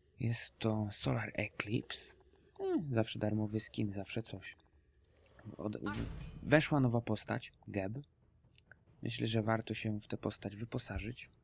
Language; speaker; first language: Polish; native; Polish